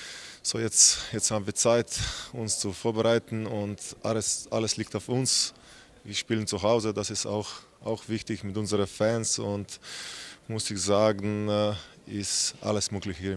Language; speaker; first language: German; non-native, learner; Slovenian